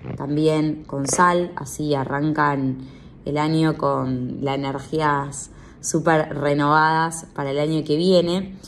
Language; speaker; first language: Spanish; native; Spanish